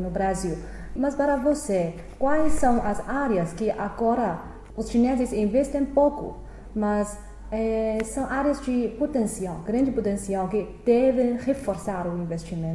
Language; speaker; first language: Portuguese; non-native, fluent; Chinese